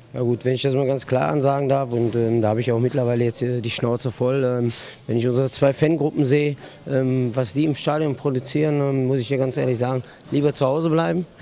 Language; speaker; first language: German; native; German